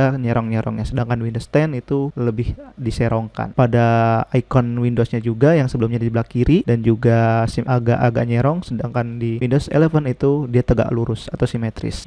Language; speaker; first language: Indonesian; native; Indonesian